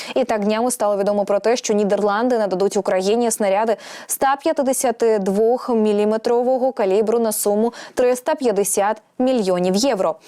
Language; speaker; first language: Ukrainian; native; Ukrainian